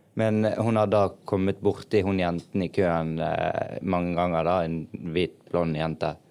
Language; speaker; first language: Norwegian; early bilingual, other home language; Arabic